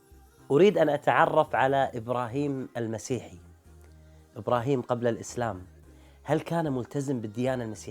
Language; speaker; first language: Arabic; native; Arabic